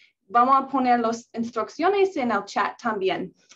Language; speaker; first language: Spanish; non-native, learner; English